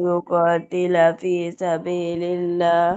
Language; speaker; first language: Arabic; non-native, learner; Bangla